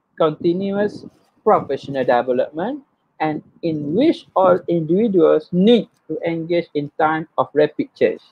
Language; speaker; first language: English; non-native, local second language; Malay